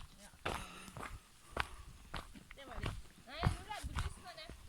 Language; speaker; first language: Norwegian; non-native, learner; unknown